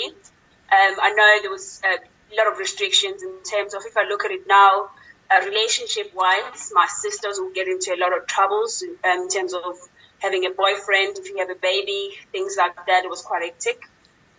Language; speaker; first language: English; non-native, local second language; Zulu